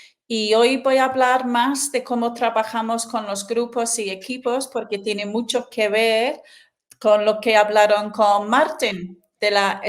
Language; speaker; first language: Spanish; non-native, fluent; English